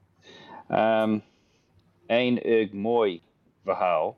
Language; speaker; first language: Dutch; non-native, learner; English